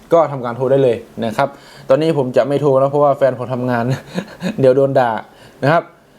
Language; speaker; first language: Thai; native; Thai